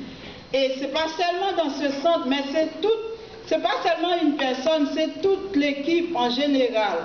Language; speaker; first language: French; non-native, local second language; Haitian Creole